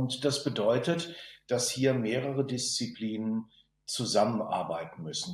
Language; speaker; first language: German; native; German